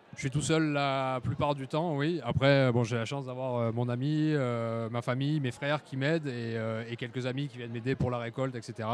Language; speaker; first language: French; native; French